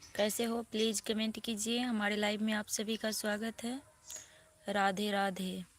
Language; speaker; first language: Hindi; native; Hindi